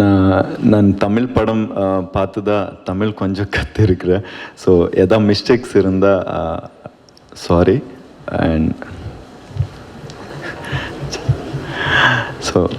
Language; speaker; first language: Tamil; non-native, learner; Kannada